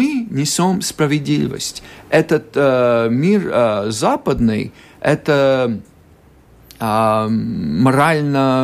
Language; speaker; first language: Russian; non-native, local second language; Latvian